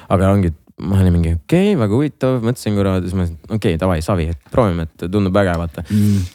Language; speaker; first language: Estonian; non-native, local second language; Russian